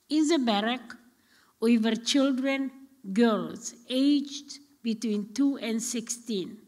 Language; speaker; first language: English; non-native, fluent; Romanian